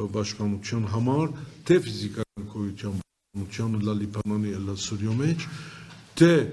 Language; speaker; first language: Armenian; early bilingual, heritage; Armenian